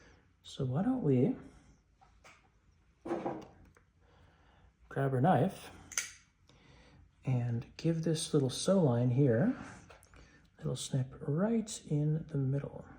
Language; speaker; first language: English; native; English